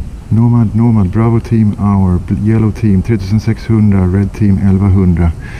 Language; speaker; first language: English; non-native, fluent; Swedish